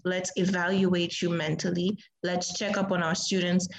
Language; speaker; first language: English; non-native, fluent; Portuguese